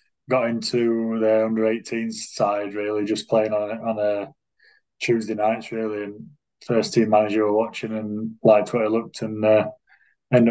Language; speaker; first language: English; native; English